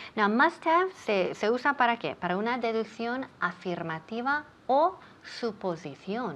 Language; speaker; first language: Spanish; non-native, fluent; English